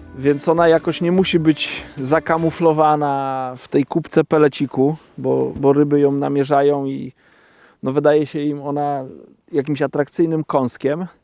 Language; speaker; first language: Polish; native; Polish